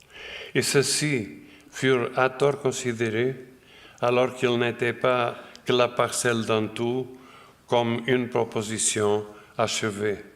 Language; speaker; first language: French; non-native, fluent; Portuguese